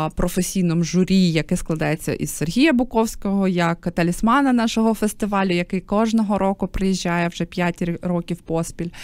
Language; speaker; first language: Ukrainian; native; Ukrainian